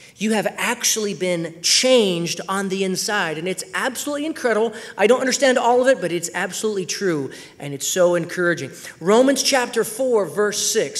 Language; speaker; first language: English; native; English